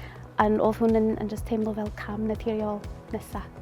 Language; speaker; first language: Welsh; non-native, fluent; English